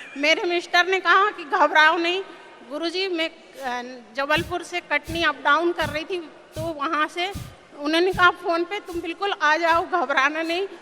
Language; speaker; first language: Hindi; native; Hindi